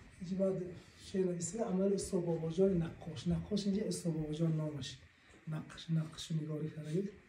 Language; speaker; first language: Persian; native; Persian